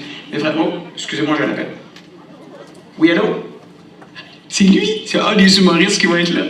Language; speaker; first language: French; native; French